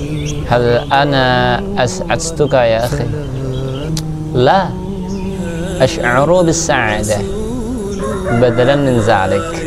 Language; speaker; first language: Arabic; non-native, learner; Indonesian